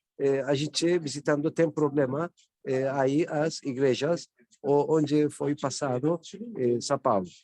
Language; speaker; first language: Portuguese; non-native, learner; Turkish